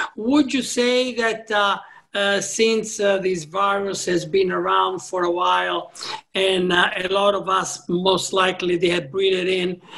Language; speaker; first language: English; non-native, fluent; Italian